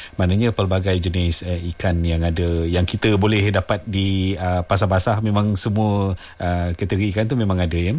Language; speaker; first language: Malay; non-native, local second language; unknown